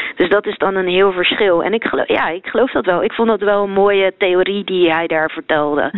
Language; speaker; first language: Dutch; native; Dutch